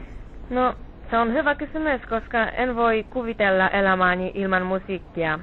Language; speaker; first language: Finnish; non-native, fluent; Polish